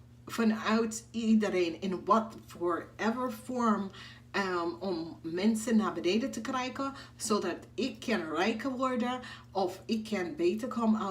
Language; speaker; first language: Dutch; non-native, fluent; English